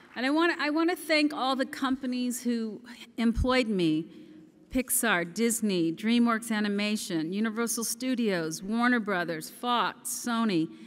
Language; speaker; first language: English; early bilingual, other home language; Spanish